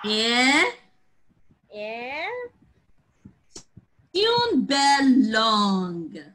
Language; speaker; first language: French; non-native, fluent; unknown